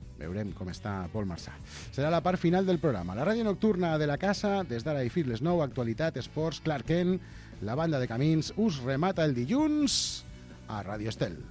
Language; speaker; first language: Catalan; native; Catalan